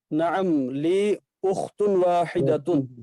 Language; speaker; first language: Arabic; non-native, learner; Urdu